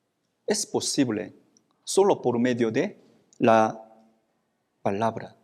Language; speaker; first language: Spanish; non-native, fluent; Korean